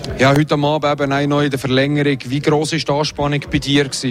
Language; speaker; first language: German; native; German